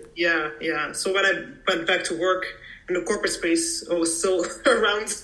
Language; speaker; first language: English; early bilingual, heritage; English